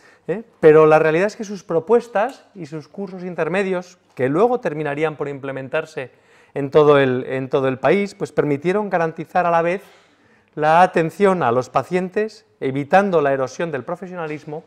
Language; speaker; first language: Spanish; native; Spanish